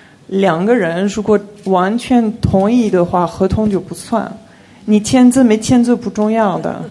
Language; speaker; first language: Chinese; non-native, fluent; Italian